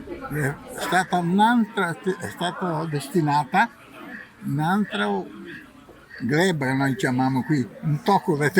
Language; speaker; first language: Italian; early bilingual, heritage; Portuguese